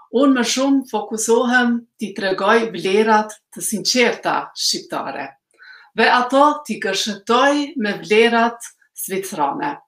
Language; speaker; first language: Albanian; early bilingual, heritage; Albanian